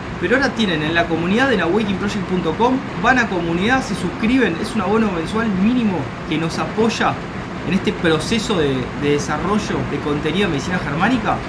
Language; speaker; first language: Spanish; native; Spanish